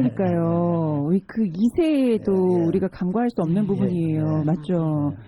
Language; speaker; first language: Korean; native; Korean